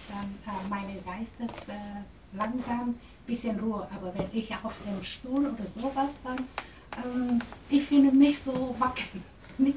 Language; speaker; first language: German; non-native, learner; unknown